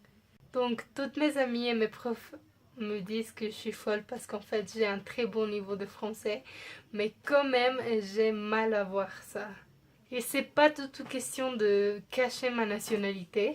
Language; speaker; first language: French; non-native, fluent; Spanish